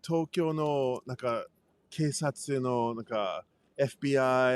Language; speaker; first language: Japanese; non-native, learner; English